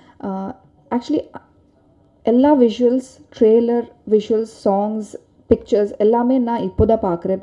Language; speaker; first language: Tamil; non-native, learner; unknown